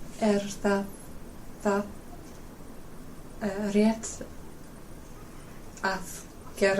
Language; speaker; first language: Icelandic; non-native, learner; English